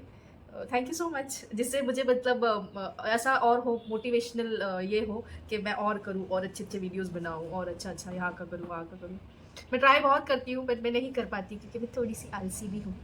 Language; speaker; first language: Hindi; native; Hindi